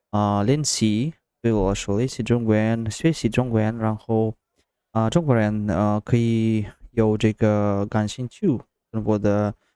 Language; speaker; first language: Chinese; non-native, learner; Russian